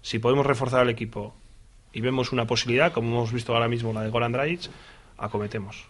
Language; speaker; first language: Spanish; native; Spanish